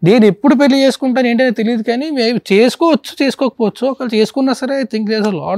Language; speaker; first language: Telugu; native; Telugu